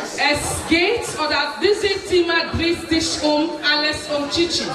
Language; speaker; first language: German; non-native, fluent; Igbo